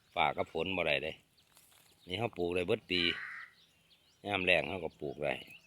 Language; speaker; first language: Thai; native; Thai